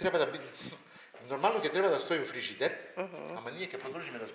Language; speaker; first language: Macedonian; non-native, fluent; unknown